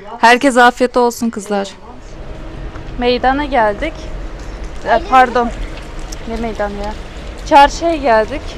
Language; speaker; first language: Turkish; non-native, fluent; Russian